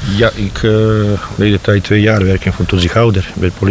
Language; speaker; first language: Dutch; non-native, learner; Bosnian